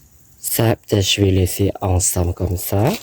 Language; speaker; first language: French; non-native, learner; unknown